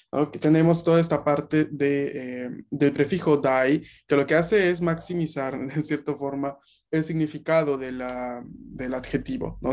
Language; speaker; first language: Spanish; native; Spanish